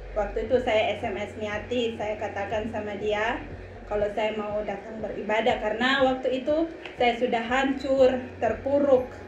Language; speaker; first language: Indonesian; native; Indonesian